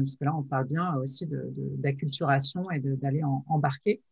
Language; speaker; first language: French; native; French